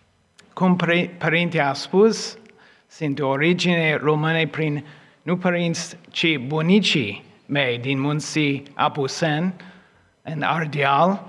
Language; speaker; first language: Romanian; non-native, fluent; English